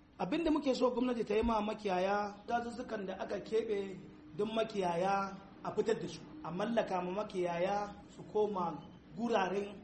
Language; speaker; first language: Hausa; non-native, local second language; Fula